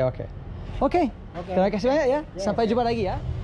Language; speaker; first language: Indonesian; non-native, learner; English